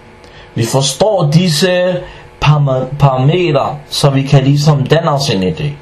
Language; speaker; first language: Danish; non-native, fluent; Arabic